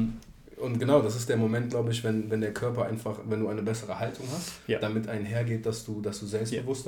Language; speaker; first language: German; native; German